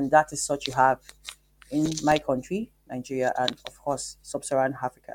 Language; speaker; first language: English; non-native, local second language; Yoruba